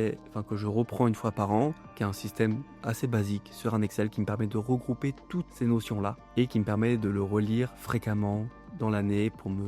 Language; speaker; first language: French; native; French